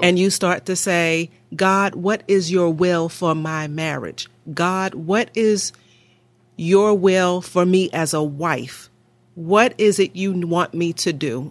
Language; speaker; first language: English; native; English